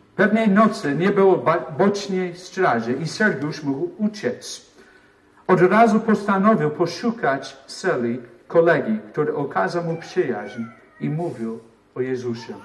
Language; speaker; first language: Polish; non-native, fluent; English